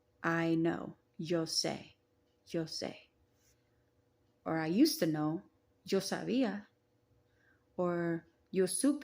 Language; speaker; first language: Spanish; non-native, learner; English